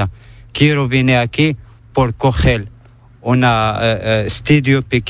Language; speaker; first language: Spanish; non-native, learner; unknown